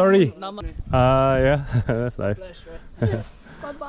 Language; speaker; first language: English; non-native, learner; Korean